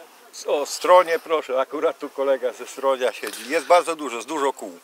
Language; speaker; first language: Polish; native; Polish